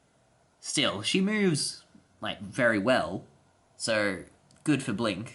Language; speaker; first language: English; native; English